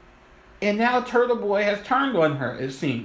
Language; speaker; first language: English; native; English